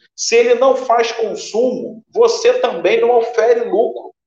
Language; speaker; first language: Portuguese; native; Portuguese